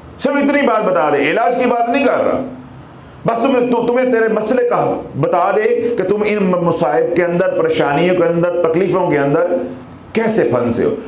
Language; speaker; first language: Urdu; non-native, local second language; Punjabi